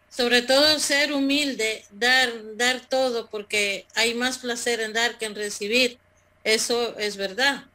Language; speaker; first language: Spanish; native; Spanish